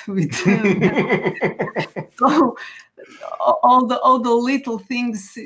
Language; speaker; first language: English; non-native, fluent; Croatian